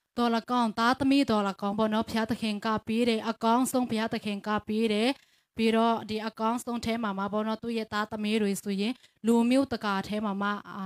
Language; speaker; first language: Burmese; non-native, local second language; Tedim Chin